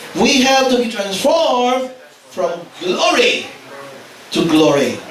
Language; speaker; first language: English; non-native, local second language; Filipino